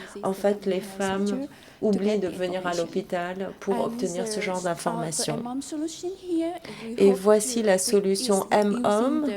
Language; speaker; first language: French; non-native, fluent; Vietnamese